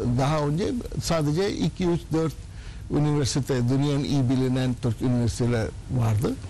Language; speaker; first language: Turkish; non-native, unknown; Urdu